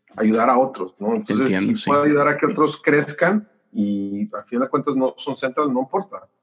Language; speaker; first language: Spanish; native; Spanish